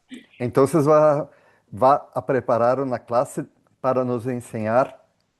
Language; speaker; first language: Spanish; non-native, fluent; Portuguese